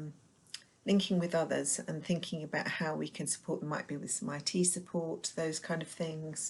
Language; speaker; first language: English; native; English